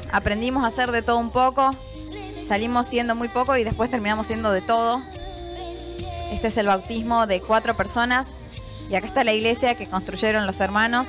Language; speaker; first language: Spanish; native; Spanish